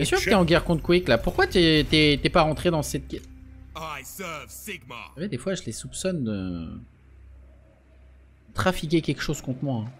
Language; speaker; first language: French; native; French